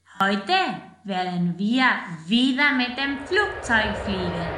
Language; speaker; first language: German; non-native, fluent; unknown